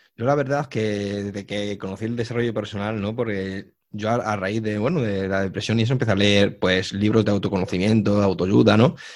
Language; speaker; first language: Spanish; native; Spanish